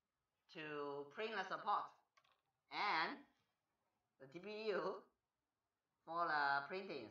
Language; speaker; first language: English; non-native, fluent; Chinese